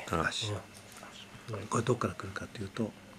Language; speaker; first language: Japanese; native; Japanese